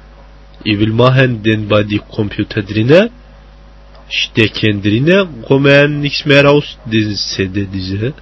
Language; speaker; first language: German; non-native, learner; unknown